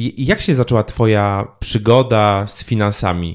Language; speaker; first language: Polish; native; Polish